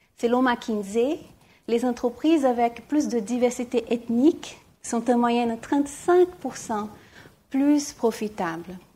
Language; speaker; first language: French; non-native, fluent; Portuguese